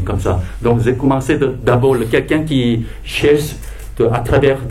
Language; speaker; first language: French; non-native, fluent; Korean